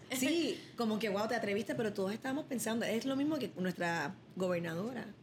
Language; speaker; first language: Spanish; early bilingual, other home language; English